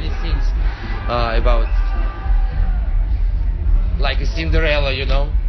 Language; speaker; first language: English; non-native, learner; Russian